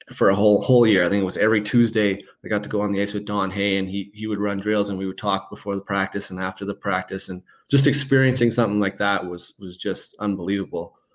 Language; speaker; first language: English; native; English